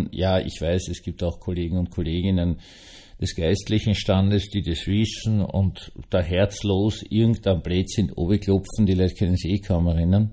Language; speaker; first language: German; native; German